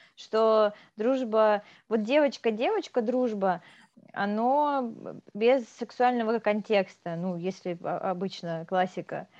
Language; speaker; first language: Russian; native; Russian